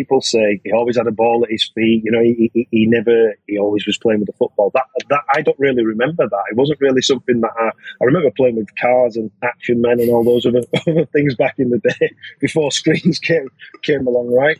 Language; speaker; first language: English; native; English